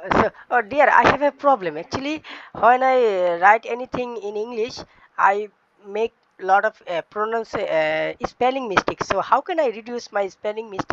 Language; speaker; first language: English; non-native, learner; Bangla